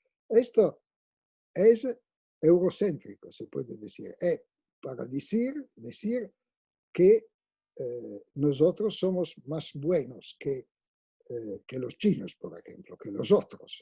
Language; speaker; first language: Spanish; non-native, fluent; Italian